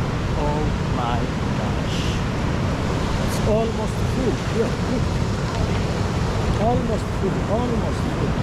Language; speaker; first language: English; non-native, fluent; Somali